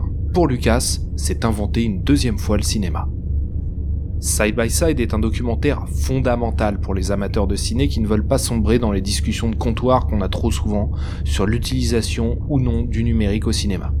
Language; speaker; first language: French; native; French